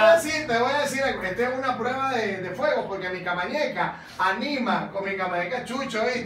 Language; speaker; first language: Spanish; native; Spanish